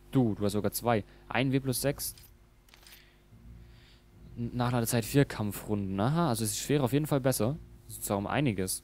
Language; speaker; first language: German; native; German